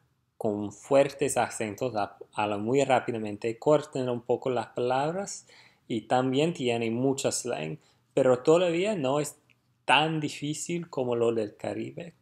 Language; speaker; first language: Spanish; non-native, fluent; English